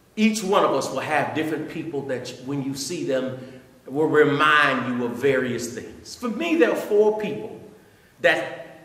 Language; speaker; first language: English; native; English